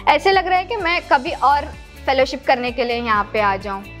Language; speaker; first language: Hindi; non-native, local second language; Urdu